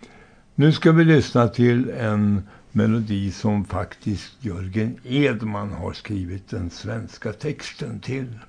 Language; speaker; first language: Swedish; native; Swedish